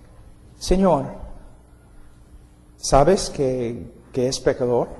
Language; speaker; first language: Spanish; non-native, fluent; English